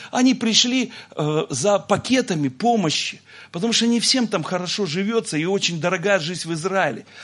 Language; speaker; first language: Russian; native; Russian